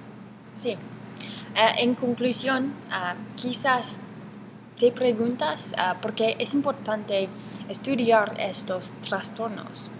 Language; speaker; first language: Spanish; non-native, learner; English